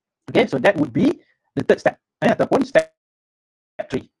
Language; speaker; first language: English; non-native, local second language; Malay